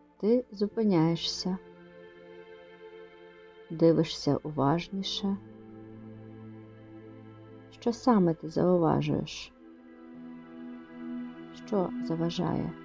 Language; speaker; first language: Ukrainian; native; Ukrainian